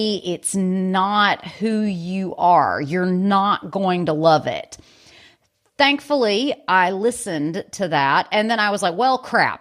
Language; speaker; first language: English; native; English